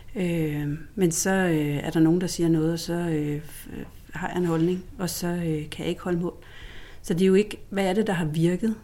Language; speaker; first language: Danish; native; Danish